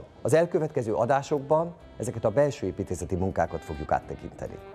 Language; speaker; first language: Hungarian; native; Hungarian